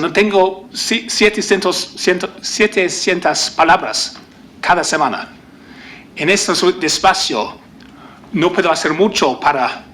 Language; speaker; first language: Spanish; non-native, learner; English